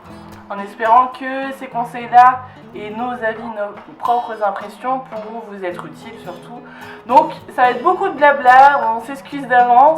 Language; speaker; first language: French; native; French